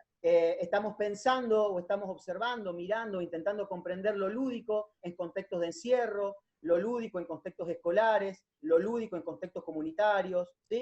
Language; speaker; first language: Spanish; native; Spanish